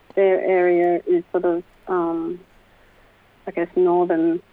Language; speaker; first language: English; native; English